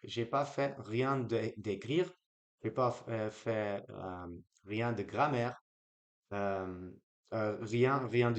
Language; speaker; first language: French; non-native, learner; Dutch